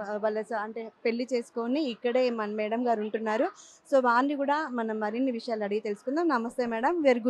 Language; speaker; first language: Telugu; native; Telugu